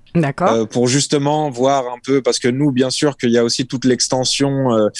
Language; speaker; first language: French; native; French